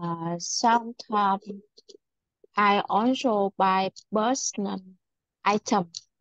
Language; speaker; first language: English; non-native, learner; Vietnamese